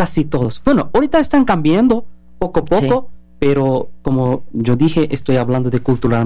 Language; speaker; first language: Spanish; non-native, learner; Bangla